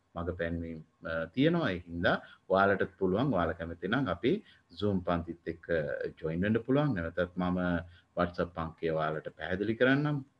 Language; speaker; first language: Sinhala; non-native, local second language; Tamil